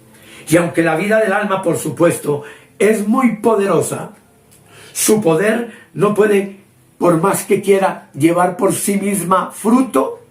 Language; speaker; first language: Spanish; native; Spanish